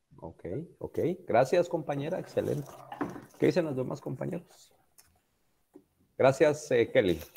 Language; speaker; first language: Spanish; native; Spanish